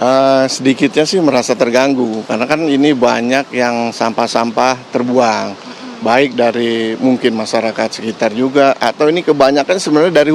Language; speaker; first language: Indonesian; native; Indonesian